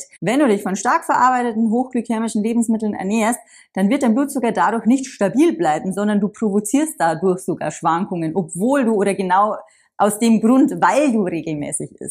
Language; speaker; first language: German; native; German